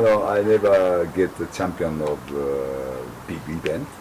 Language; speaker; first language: English; non-native, learner; Japanese